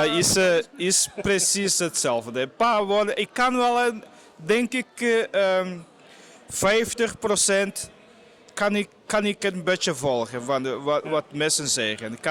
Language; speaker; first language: Dutch; non-native, fluent; Portuguese